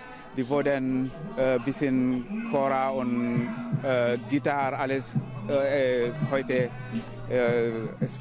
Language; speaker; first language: German; non-native, learner; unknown